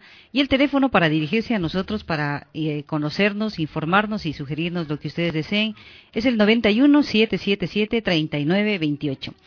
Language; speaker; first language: Spanish; native; Spanish